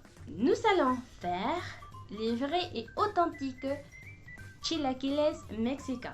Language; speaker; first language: French; non-native, fluent; Spanish